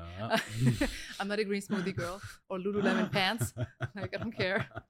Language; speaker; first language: English; early bilingual, other home language; Arabic